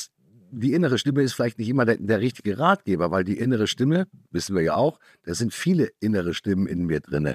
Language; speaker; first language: German; native; German